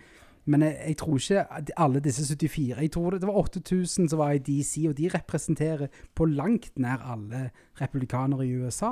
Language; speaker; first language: Norwegian; native; Norwegian